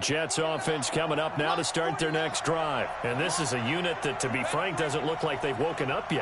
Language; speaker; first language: English; native; English